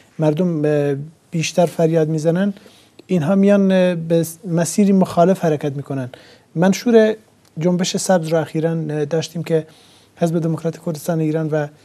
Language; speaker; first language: Persian; non-native, local second language; Central Kurdish